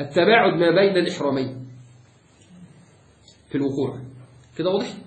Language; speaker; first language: Arabic; native; Arabic